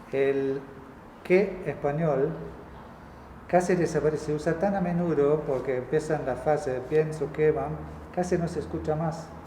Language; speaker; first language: Spanish; non-native, fluent; German